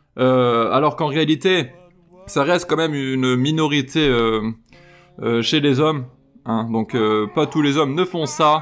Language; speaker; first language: French; native; French